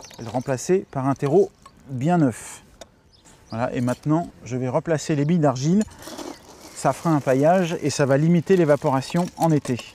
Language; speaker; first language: French; native; French